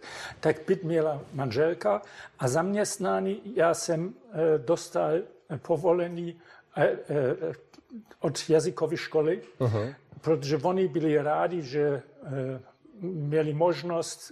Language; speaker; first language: Czech; non-native, fluent; German